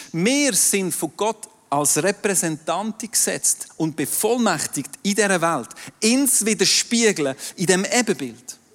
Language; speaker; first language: German; non-native, local second language; French